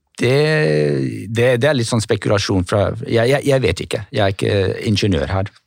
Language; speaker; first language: Norwegian; non-native, fluent; English